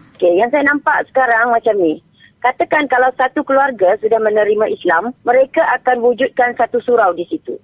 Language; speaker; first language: Malay; non-native, local second language; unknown